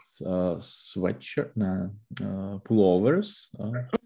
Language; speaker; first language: German; non-native, learner; Czech